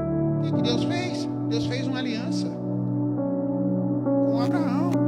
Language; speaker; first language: Portuguese; native; Portuguese